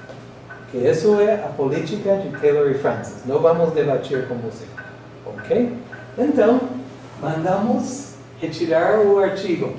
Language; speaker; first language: Portuguese; non-native, fluent; English